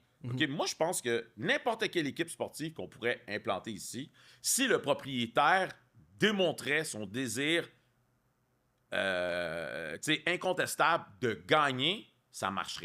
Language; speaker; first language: French; native; French